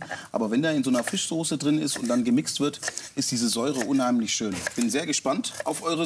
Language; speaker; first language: German; native; German